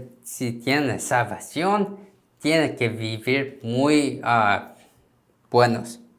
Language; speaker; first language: Spanish; non-native, learner; Korean